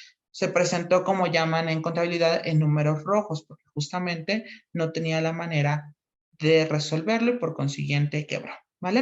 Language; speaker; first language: Spanish; native; Spanish